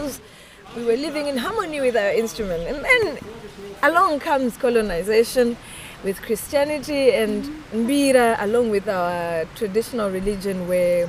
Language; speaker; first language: English; non-native, local second language; Shona